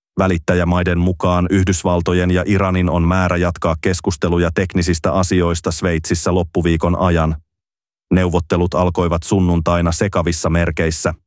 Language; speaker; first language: Finnish; native; Finnish